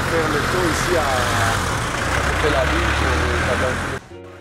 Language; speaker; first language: French; non-native, learner; Spanish